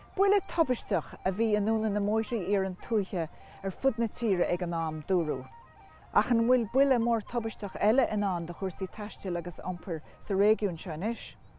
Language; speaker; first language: Irish; non-native, local second language; English